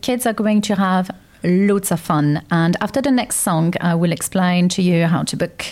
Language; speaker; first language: English; non-native, fluent; French